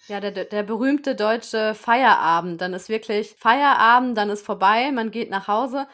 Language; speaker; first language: German; native; German